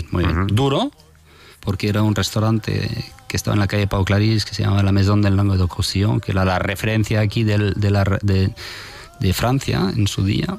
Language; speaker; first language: Spanish; non-native, fluent; French